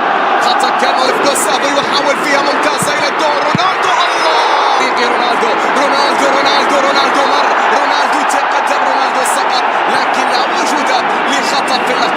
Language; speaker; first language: Arabic; native; Arabic